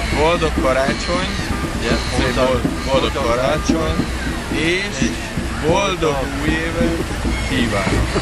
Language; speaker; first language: Hungarian; non-native, learner; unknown